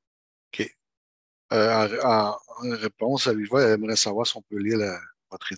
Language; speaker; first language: French; native; French